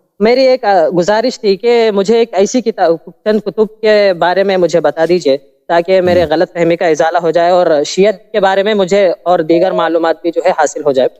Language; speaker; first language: Urdu; native; Urdu